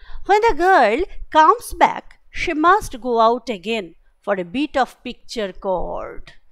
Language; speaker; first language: English; non-native, local second language; Bangla